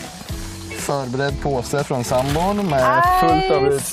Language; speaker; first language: Norwegian; native; Norwegian